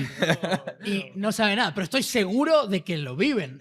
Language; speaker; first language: Spanish; native; Spanish